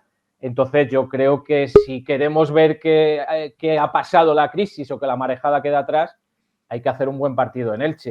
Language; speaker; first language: Spanish; native; Spanish